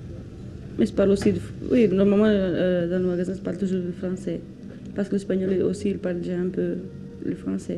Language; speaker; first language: French; non-native, learner; Spanish